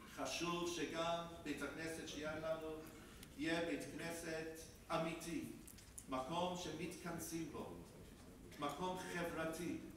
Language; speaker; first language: Hebrew; non-native, fluent; English